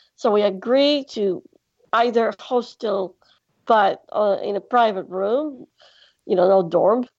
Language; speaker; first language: English; non-native, fluent; Greek